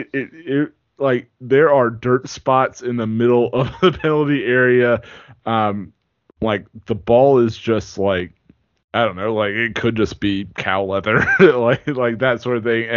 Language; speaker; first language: English; native; English